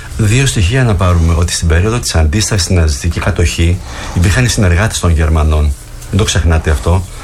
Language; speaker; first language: Greek; native; Greek